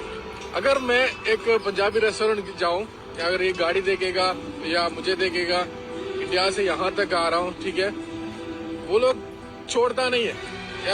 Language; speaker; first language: Hindi; non-native, local second language; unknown